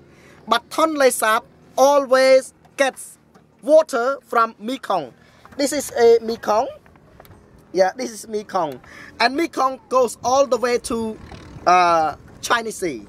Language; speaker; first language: English; non-native, fluent; Khmer